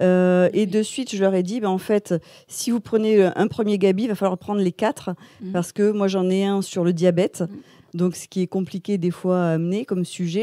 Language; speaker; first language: French; native; French